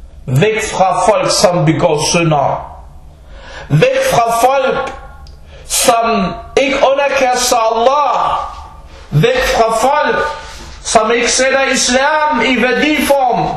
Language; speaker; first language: Danish; early bilingual, other home language; Arabic